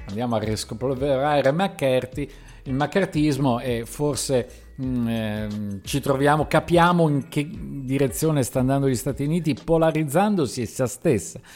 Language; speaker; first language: Italian; native; Italian